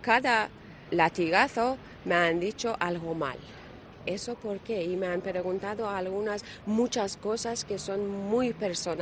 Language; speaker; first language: Spanish; non-native, learner; Persian